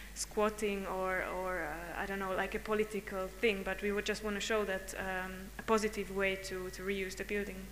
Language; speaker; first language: English; non-native, fluent; Hungarian